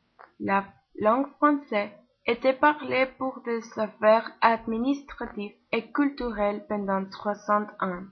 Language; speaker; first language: French; non-native, learner; Spanish